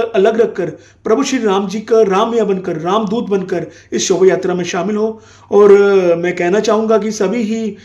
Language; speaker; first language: Hindi; non-native, local second language; Punjabi